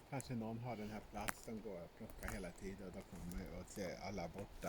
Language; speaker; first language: Swedish; native; Swedish